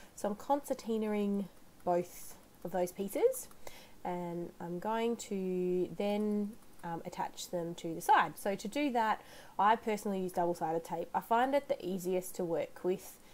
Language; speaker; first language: English; native; English